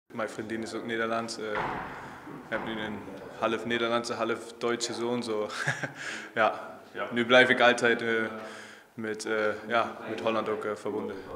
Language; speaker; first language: Dutch; non-native, fluent; German